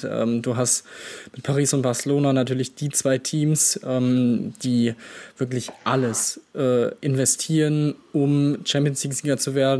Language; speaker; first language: German; native; German